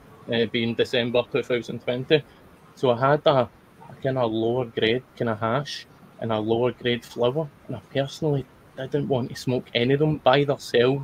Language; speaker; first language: English; native; English